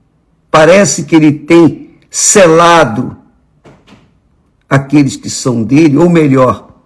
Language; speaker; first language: Portuguese; native; Portuguese